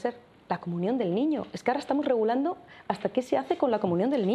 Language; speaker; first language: Spanish; native; Spanish